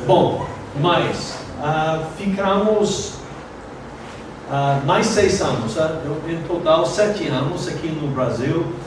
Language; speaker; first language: Portuguese; non-native, fluent; English